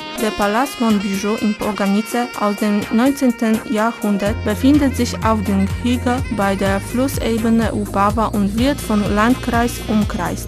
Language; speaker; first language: German; non-native, fluent; Polish